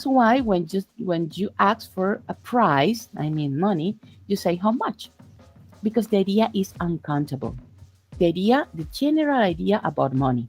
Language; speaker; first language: English; non-native, fluent; Spanish